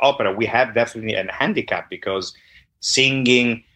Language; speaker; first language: English; non-native, fluent; Italian